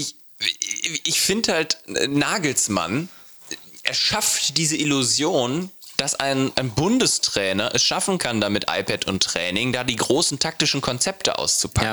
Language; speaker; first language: German; native; German